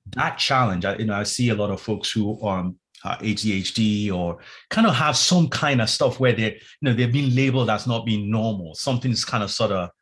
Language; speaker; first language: English; non-native, local second language; Yoruba